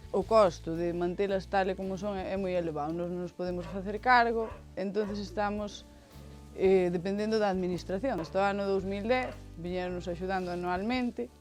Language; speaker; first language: Galician; native; Galician